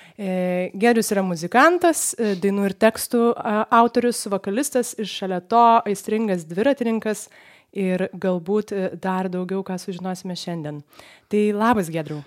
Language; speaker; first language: Lithuanian; native; Lithuanian